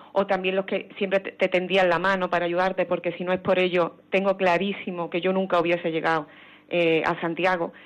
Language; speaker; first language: Spanish; native; Spanish